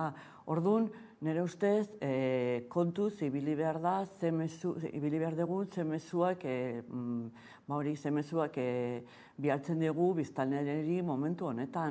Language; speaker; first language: Basque; non-native, local second language; Spanish